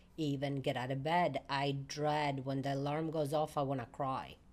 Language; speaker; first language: English; non-native, fluent; Italian